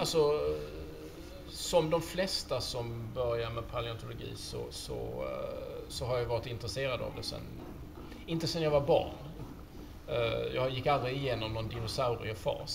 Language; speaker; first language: Swedish; native; Swedish